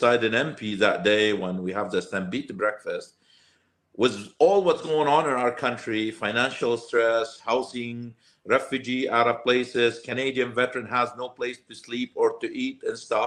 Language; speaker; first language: English; non-native, fluent; Arabic